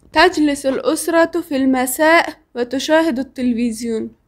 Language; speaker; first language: Arabic; non-native, learner; Persian